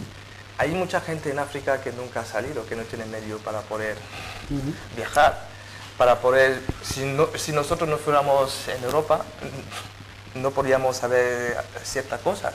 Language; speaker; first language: Spanish; non-native, fluent; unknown